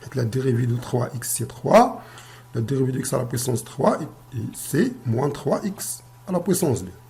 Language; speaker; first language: French; non-native, local second language; Arabic